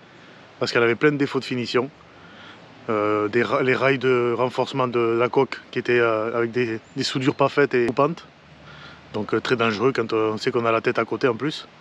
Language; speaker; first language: French; native; French